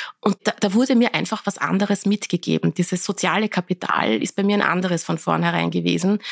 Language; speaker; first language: German; early bilingual, other home language; Persian